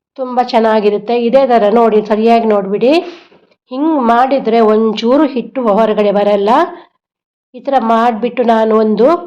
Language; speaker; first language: Kannada; non-native, local second language; Konkani